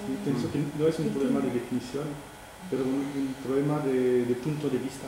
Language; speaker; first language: Spanish; non-native, fluent; French